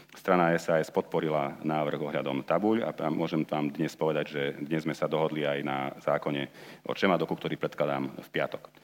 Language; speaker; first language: Slovak; non-native, local second language; Hungarian